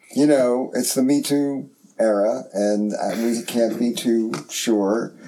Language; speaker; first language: English; early bilingual, other home language; German